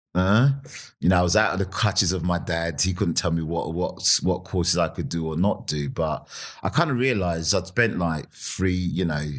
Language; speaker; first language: English; native; English